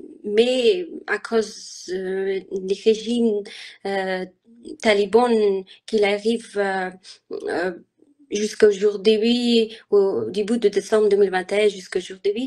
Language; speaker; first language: French; non-native, learner; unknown